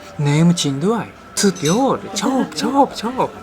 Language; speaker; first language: Thai; non-native, learner; Japanese